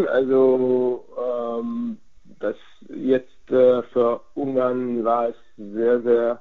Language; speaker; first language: German; non-native, fluent; Hungarian